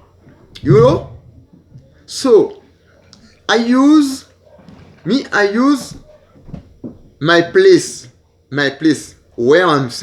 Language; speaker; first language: English; non-native, learner; Haitian Creole